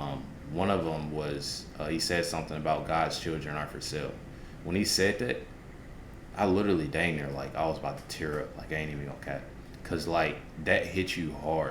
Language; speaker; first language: English; native; English